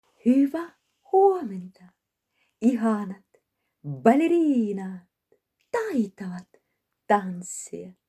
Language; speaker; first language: Finnish; non-native, learner; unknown